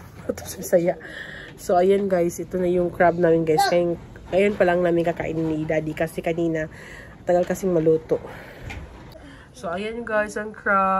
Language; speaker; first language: Filipino; non-native, local second language; Hiligaynon